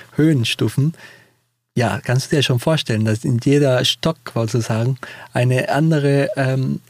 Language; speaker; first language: German; non-native, fluent; Spanish